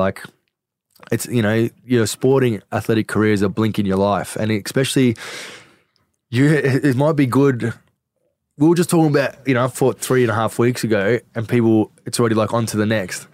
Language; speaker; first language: English; native; English